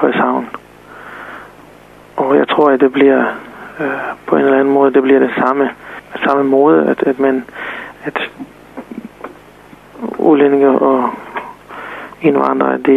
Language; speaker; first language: Danish; non-native, fluent; Serbian